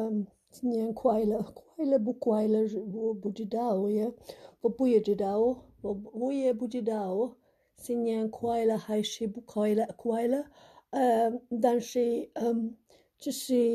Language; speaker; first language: Chinese; non-native, learner; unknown